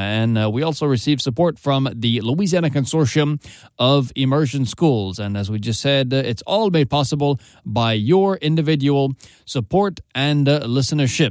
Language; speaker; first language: English; native; English